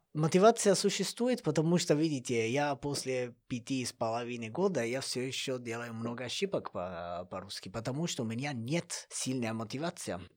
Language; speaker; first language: Russian; non-native, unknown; Italian